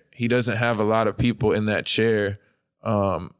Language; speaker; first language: English; native; English